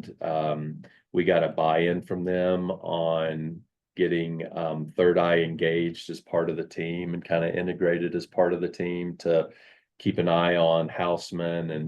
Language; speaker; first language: English; native; English